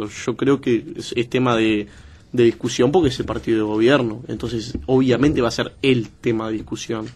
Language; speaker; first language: Spanish; native; Spanish